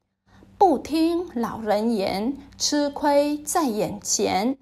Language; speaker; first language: Chinese; non-native, fluent; Vietnamese